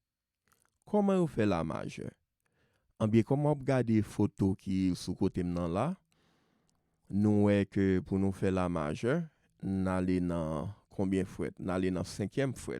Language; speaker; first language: French; non-native, local second language; Haitian Creole